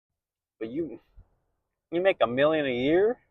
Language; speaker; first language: English; native; English